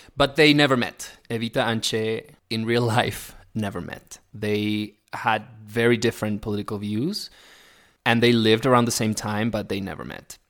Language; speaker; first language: English; non-native, fluent; Spanish